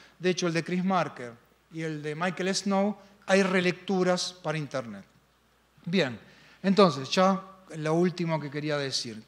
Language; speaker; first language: Spanish; native; Spanish